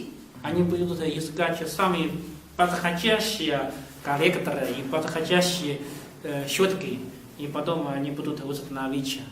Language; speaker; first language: Russian; non-native, learner; Chinese